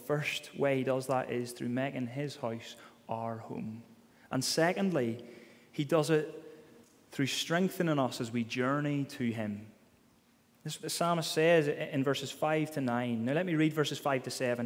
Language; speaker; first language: English; native; English